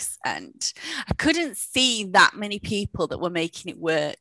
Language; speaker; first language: English; native; English